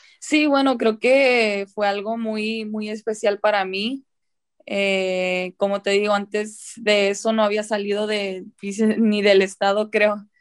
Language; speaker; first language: Spanish; early bilingual, heritage; Spanish